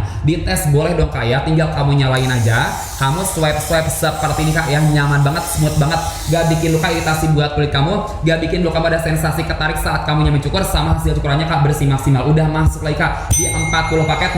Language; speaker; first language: Indonesian; native; Indonesian